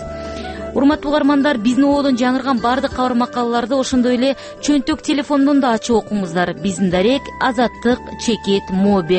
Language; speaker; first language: Kyrgyz; native; Kyrgyz